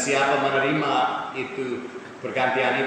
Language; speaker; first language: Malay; non-native, fluent; English